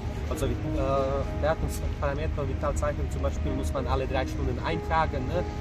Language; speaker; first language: German; non-native, fluent; Serbian